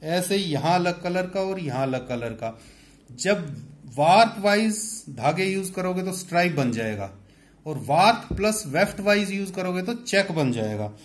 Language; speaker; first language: Hindi; native; Hindi